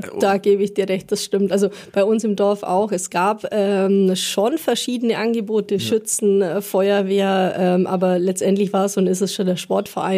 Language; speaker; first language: German; native; German